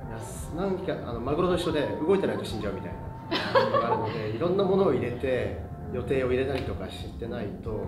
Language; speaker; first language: Japanese; native; Japanese